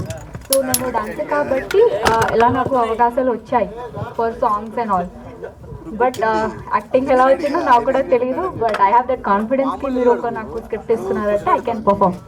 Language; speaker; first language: Telugu; non-native, local second language; Odia